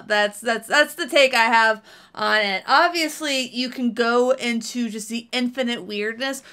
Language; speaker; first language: English; native; English